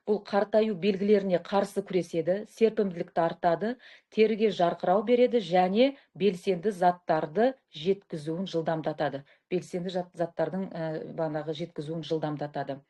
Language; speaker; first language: Kazakh; native; Kazakh